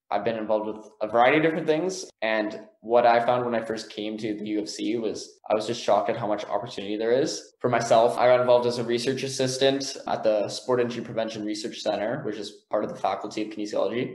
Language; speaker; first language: English; native; English